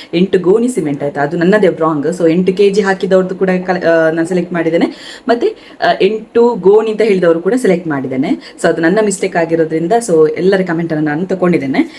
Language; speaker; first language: Kannada; non-native, local second language; Tulu